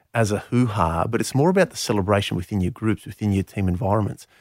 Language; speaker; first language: English; non-native, local second language; Greek